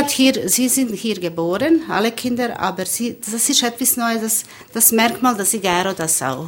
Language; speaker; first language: German; non-native, learner; Bosnian